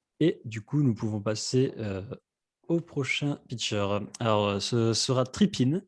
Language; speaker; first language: French; native; French